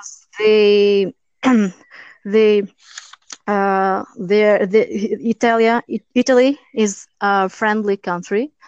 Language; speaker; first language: English; non-native, learner; Albanian